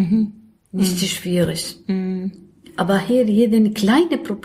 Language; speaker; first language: German; non-native, learner; Arabic